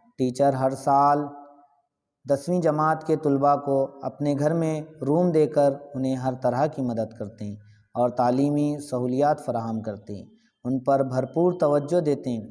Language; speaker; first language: Urdu; native; Urdu